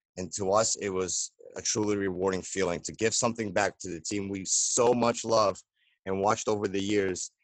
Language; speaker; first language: English; native; English